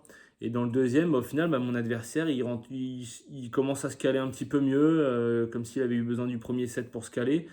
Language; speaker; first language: French; native; French